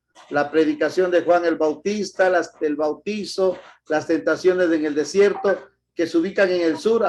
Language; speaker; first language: Spanish; native; Spanish